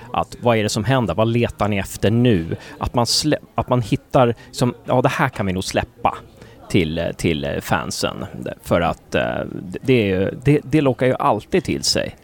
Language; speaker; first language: Swedish; native; Swedish